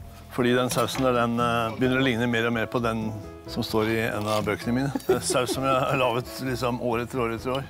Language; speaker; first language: Norwegian; native; Norwegian